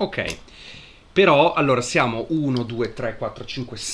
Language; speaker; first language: Italian; native; Italian